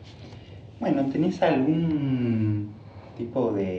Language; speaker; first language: Spanish; native; Spanish